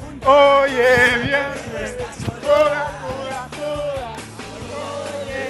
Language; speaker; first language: Spanish; native; Spanish